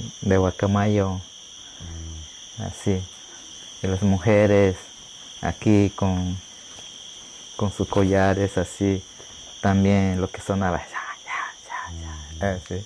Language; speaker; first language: Spanish; non-native, local second language; Shipibo-Conibo